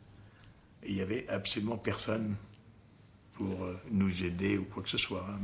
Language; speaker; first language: French; early bilingual, other home language; German